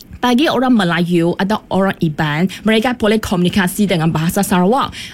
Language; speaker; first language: Malay; non-native, local second language; Chinese